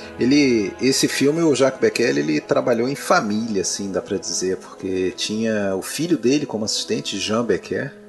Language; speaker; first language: Portuguese; native; Portuguese